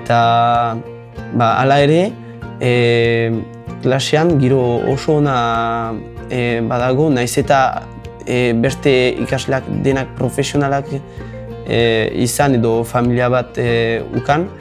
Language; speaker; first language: Basque; non-native, local second language; French